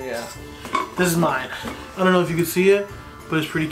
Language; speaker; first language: English; native; English